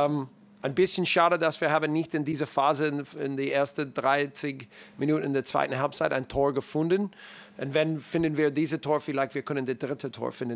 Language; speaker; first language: German; non-native, learner; English